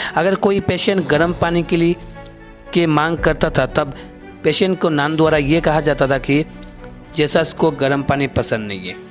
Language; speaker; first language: Hindi; non-native, local second language; Bangla